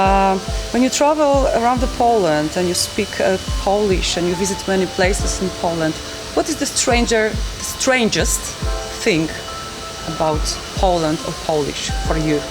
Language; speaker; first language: English; non-native, learner; Polish